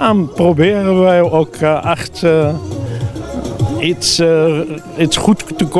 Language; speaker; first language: Dutch; non-native, learner; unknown